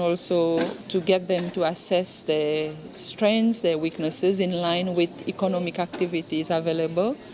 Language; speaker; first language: English; non-native, local second language; Seselwa Creole French